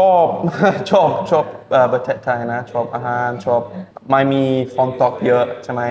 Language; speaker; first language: Thai; non-native, learner; English